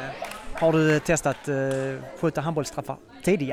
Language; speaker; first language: Swedish; native; Swedish